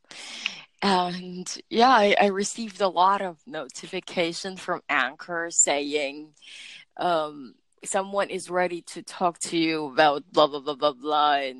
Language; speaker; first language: English; non-native, local second language; Filipino